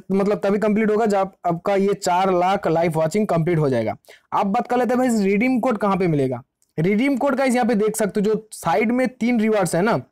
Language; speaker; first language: Hindi; native; Hindi